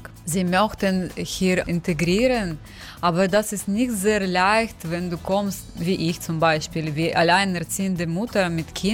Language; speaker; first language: German; non-native, learner; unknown